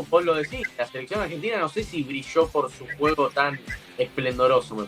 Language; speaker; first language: Spanish; native; Spanish